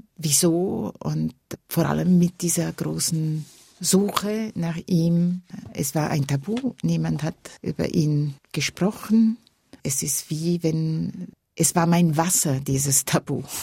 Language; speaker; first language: German; non-native, local second language; Italian